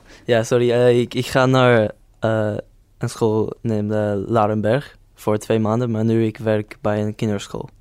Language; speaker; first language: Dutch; non-native, learner; English